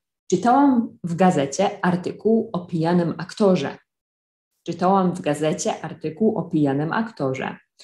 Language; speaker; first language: Polish; native; Polish